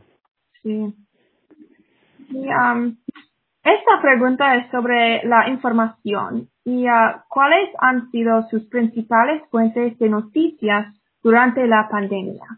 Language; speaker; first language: Spanish; non-native, fluent; English